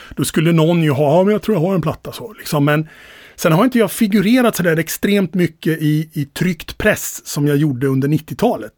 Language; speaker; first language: Swedish; native; Swedish